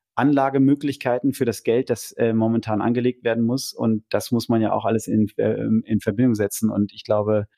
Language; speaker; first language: German; native; German